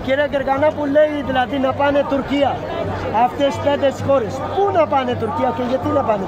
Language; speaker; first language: Greek; non-native, learner; Urdu